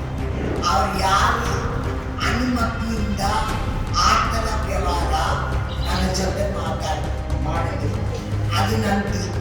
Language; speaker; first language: Kannada; non-native, local second language; Urdu